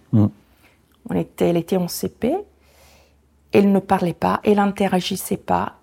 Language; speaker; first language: French; non-native, fluent; Italian